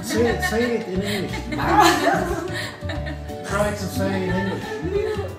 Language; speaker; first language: English; non-native, fluent; Japanese